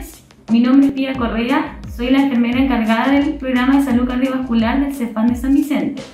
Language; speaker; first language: Spanish; native; Spanish